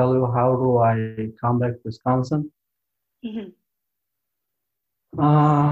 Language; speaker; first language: English; non-native, learner; Rohingya